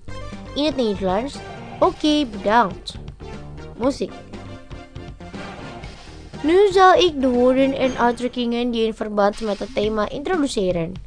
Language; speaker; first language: Dutch; non-native, learner; Indonesian